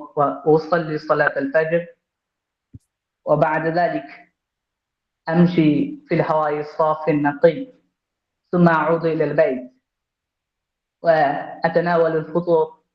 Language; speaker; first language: Arabic; non-native, learner; Bangla